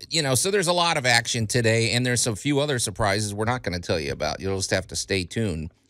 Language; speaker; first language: English; native; English